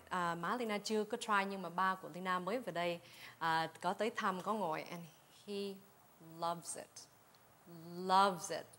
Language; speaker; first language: Vietnamese; early bilingual, heritage; Vietnamese